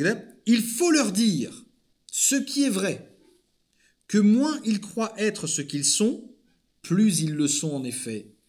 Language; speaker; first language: French; native; French